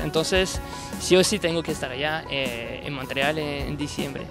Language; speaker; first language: Spanish; non-native, fluent; French